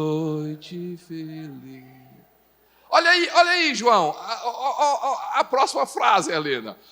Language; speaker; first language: Portuguese; native; Portuguese